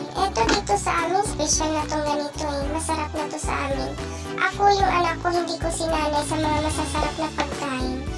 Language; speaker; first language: Filipino; non-native, local second language; Cebuano